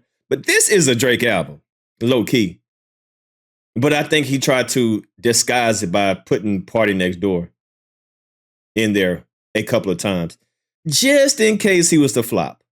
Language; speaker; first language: English; native; English